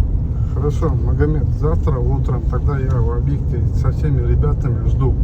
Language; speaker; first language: Russian; non-native, local second language; Kyrgyz